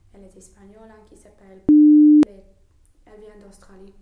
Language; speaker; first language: French; non-native, fluent; English